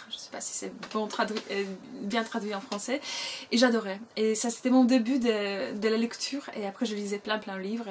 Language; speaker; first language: French; non-native, fluent; Polish